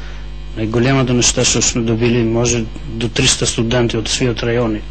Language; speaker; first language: Bulgarian; early bilingual, heritage; Bulgarian